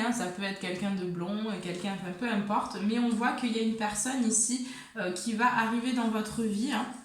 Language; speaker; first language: French; native; French